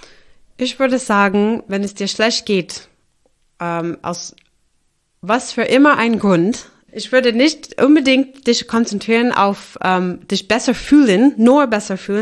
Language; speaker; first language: German; non-native, fluent; English